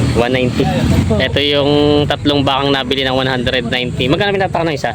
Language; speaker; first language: Filipino; native; Filipino